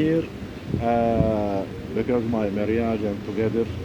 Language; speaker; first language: English; non-native, learner; Turkish